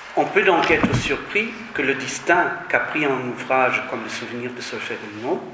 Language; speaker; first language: French; non-native, fluent; German